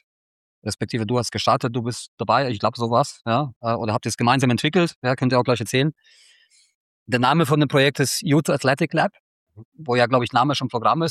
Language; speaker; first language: German; native; German